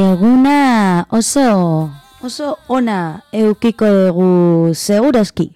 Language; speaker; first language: Basque; non-native, learner; Spanish